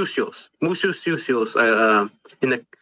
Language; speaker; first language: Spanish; non-native, learner; English